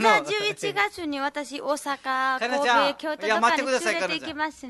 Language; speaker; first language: Japanese; non-native, learner; Nepali